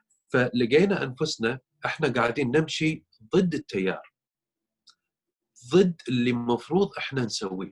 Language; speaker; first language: Arabic; native; Arabic